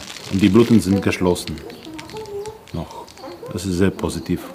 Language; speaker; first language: German; non-native, learner; Polish